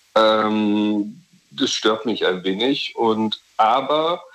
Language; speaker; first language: German; native; German